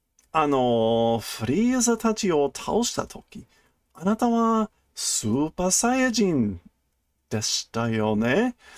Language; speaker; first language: Japanese; non-native, learner; English